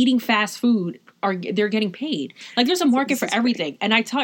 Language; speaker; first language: English; native; English